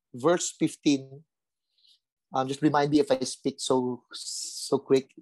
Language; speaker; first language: English; non-native, local second language; Filipino